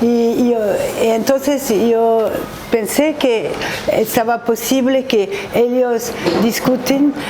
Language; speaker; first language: Spanish; non-native, learner; French